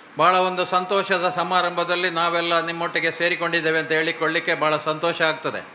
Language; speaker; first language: Kannada; non-native, local second language; Tulu